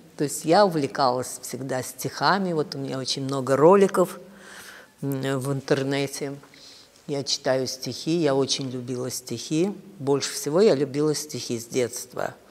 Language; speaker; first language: Russian; native; Russian